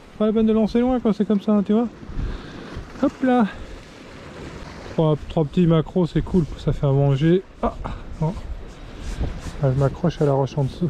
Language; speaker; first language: French; native; French